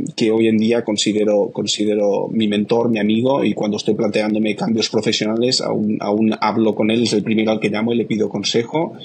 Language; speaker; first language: Spanish; native; Spanish